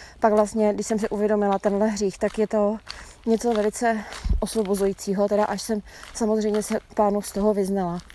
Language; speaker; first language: Czech; native; Czech